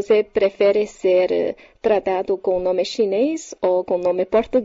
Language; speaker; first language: Portuguese; non-native, fluent; Chinese